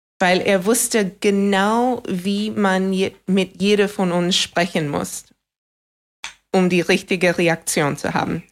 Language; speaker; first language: German; non-native, fluent; English